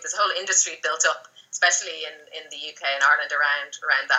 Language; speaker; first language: English; native; English